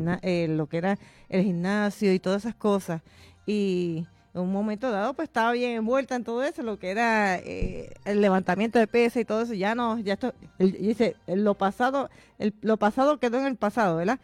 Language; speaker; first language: Spanish; native; Spanish